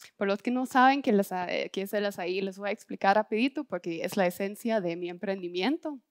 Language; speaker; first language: Spanish; non-native, fluent; German